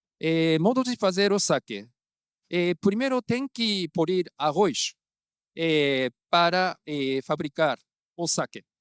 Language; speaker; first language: Portuguese; non-native, fluent; Japanese